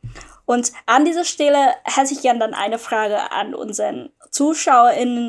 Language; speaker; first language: German; non-native, fluent; Vietnamese